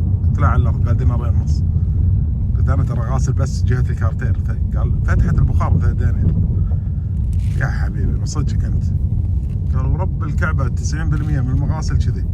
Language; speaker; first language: Arabic; native; Arabic